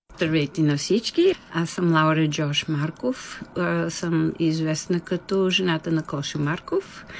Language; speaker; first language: Bulgarian; non-native, fluent; English